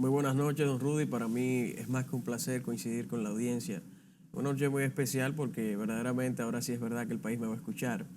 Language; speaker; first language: Spanish; native; Spanish